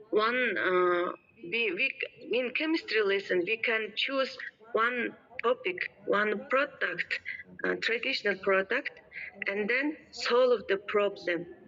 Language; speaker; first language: English; non-native, learner; Mongolian